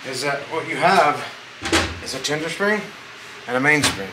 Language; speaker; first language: English; native; English